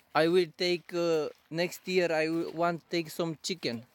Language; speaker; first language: English; non-native, learner; Romanian